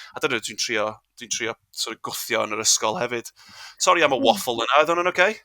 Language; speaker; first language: Welsh; non-native, local second language; English